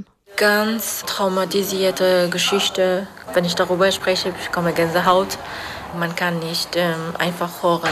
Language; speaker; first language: German; non-native, fluent; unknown